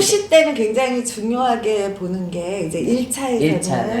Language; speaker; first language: Korean; native; Korean